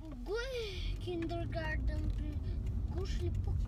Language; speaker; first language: Russian; early bilingual, heritage; Russian